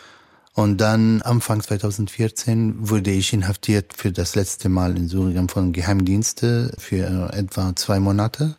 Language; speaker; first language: German; non-native, fluent; Arabic